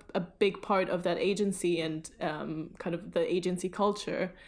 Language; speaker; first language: English; early bilingual, other home language; German